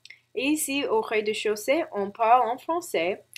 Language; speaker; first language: French; non-native, learner; English